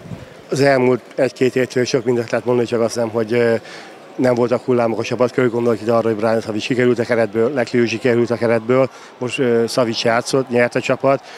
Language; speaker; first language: Hungarian; native; Hungarian